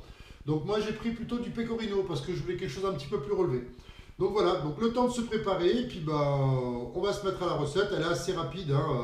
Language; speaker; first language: French; native; French